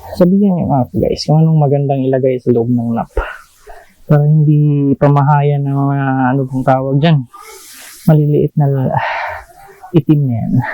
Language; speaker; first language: Filipino; non-native, local second language; Cebuano